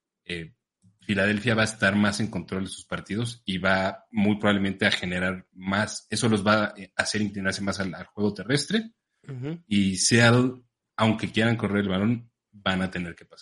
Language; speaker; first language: Spanish; native; Spanish